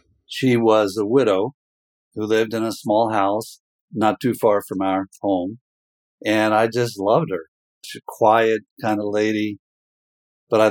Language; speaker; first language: English; native; English